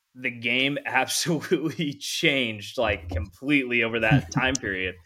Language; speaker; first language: English; native; English